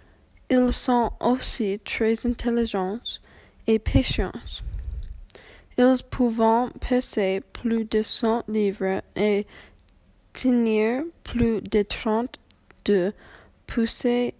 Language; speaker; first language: French; non-native, learner; English